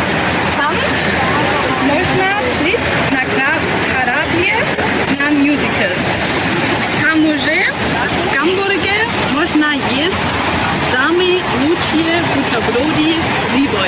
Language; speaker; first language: Russian; non-native, learner; German